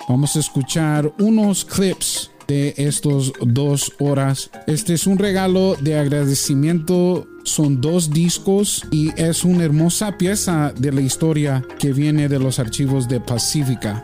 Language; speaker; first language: Spanish; early bilingual, heritage; Spanish